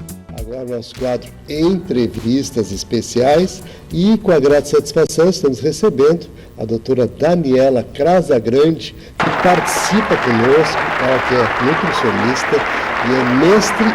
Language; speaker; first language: Portuguese; native; Portuguese